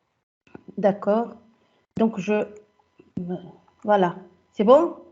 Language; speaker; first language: French; non-native, local second language; Arabic